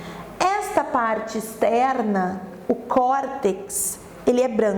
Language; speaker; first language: Portuguese; native; Portuguese